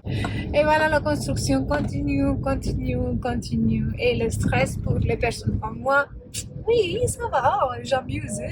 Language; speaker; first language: French; non-native, fluent; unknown